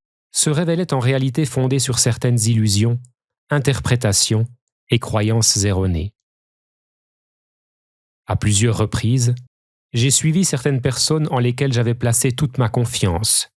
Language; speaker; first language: French; native; French